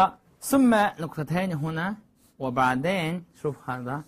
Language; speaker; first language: Arabic; non-native, learner; Chinese